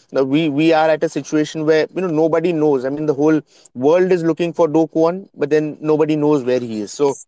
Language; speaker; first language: English; non-native, local second language; Hindi